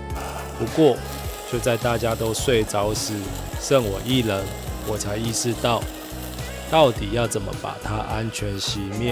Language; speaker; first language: Chinese; native; Chinese